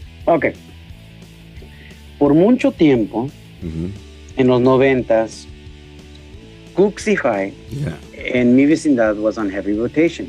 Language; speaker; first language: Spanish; early bilingual, heritage; Spanish